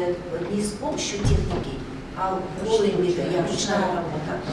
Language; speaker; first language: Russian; non-native, local second language; Kazakh